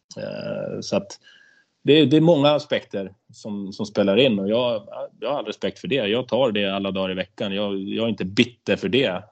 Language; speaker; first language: Swedish; native; Swedish